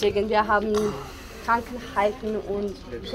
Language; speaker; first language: German; non-native, learner; Bosnian